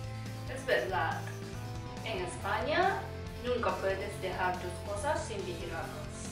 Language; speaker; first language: Spanish; non-native, learner; Japanese